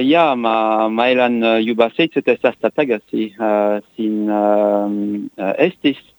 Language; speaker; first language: Estonian; non-native, learner; French